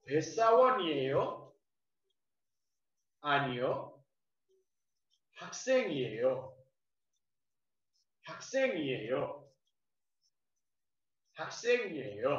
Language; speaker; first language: Korean; non-native, fluent; Nepali